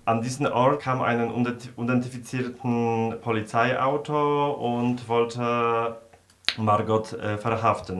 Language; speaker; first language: German; non-native, fluent; Polish